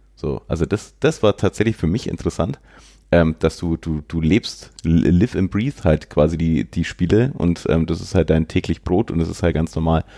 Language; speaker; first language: German; native; German